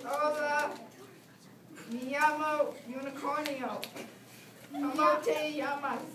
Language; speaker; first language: Spanish; non-native, learner; English